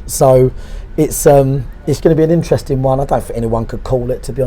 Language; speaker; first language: English; native; English